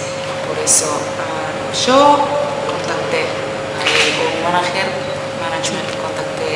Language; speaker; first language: Spanish; non-native, fluent; Finnish